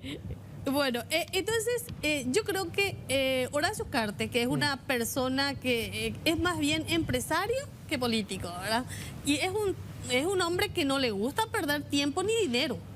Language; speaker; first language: Spanish; native; Spanish